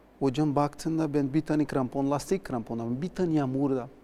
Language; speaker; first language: Turkish; non-native, learner; Portuguese